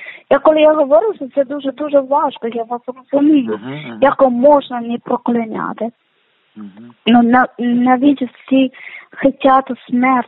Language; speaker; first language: Ukrainian; non-native, learner; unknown